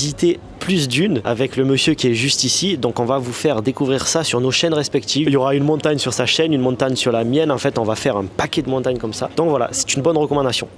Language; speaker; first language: French; native; French